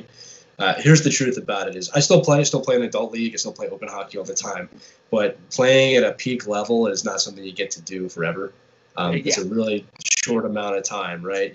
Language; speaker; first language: English; native; English